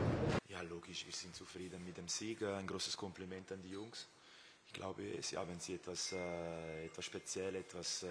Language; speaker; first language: German; non-native, fluent; Italian